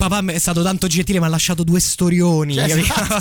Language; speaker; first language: Italian; native; Italian